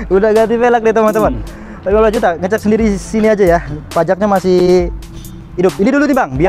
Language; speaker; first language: Indonesian; native; Indonesian